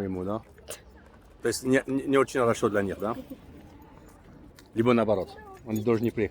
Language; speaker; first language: Russian; non-native, fluent; French